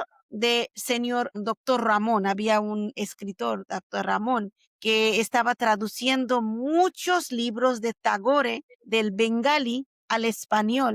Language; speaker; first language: Spanish; non-native, fluent; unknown